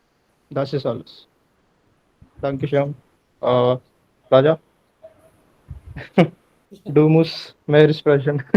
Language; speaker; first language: German; non-native, learner; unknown